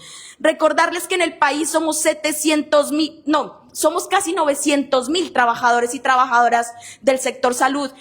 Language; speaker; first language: Spanish; native; Spanish